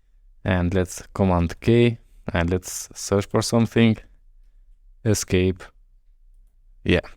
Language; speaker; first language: English; non-native, fluent; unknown